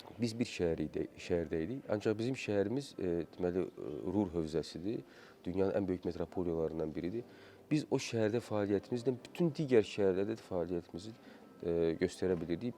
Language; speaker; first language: Azerbaijani; native; Azerbaijani